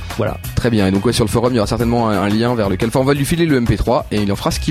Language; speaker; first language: French; native; French